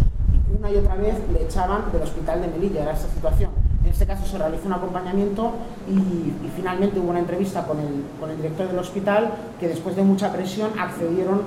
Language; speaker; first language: Spanish; native; Spanish